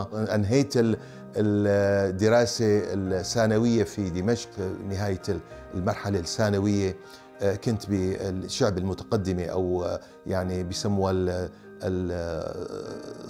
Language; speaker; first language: Arabic; native; Arabic